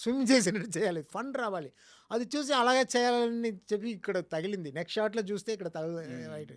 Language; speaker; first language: Telugu; non-native, learner; Tamil